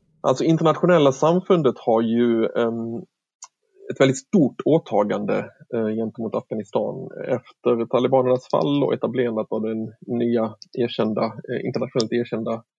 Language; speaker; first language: Swedish; native; Swedish